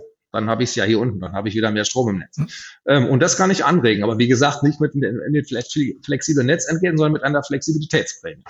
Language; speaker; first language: German; native; German